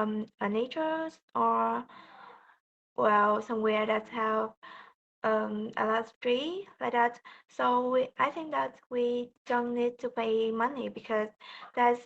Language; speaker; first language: English; non-native, learner; Vietnamese